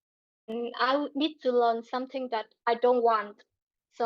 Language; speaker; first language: English; non-native, learner; Vietnamese